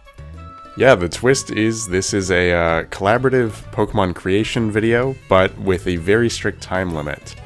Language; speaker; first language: English; native; English